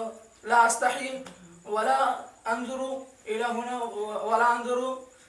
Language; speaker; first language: Arabic; non-native, learner; Urdu